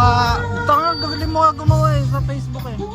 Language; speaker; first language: Filipino; native; Filipino